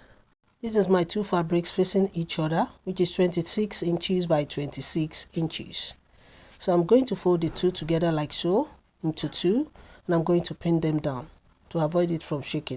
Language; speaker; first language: English; non-native, local second language; Yoruba